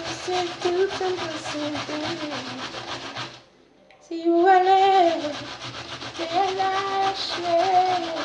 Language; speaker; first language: French; non-native, learner; Haitian Creole